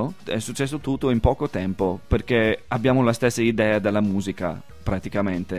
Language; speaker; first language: Italian; non-native, fluent; English